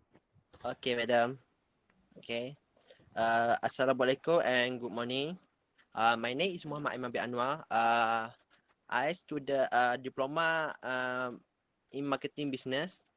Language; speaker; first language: English; non-native, local second language; Malay